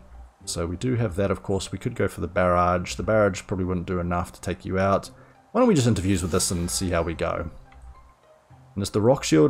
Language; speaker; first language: English; native; English